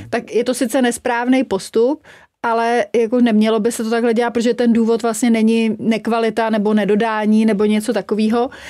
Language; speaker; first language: Czech; native; Czech